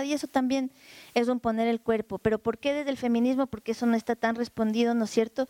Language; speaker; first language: Spanish; native; Spanish